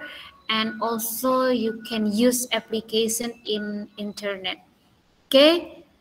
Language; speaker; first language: English; non-native, learner; Indonesian